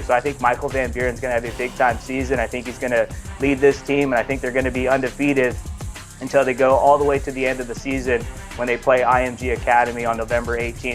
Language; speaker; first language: English; native; English